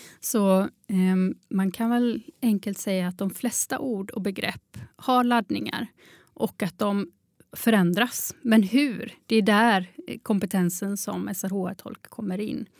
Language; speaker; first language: Swedish; native; Swedish